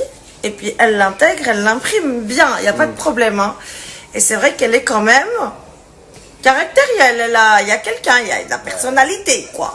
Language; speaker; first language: French; native; French